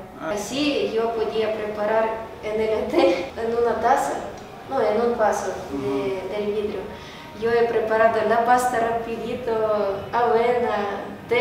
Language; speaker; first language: Spanish; non-native, learner; Ukrainian